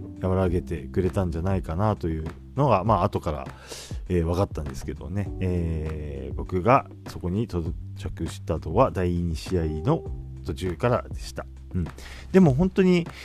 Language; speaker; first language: Japanese; native; Japanese